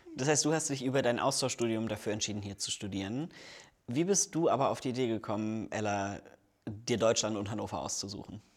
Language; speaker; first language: German; native; German